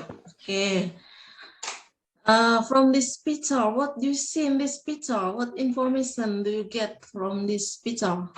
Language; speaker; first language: English; non-native, fluent; Indonesian